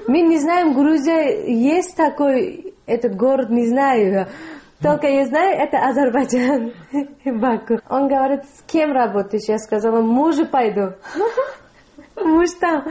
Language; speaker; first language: Russian; non-native, learner; Uzbek